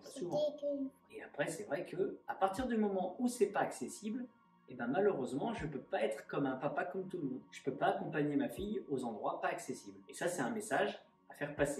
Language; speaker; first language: French; native; French